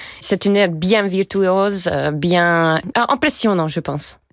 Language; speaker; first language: French; non-native, fluent; Hungarian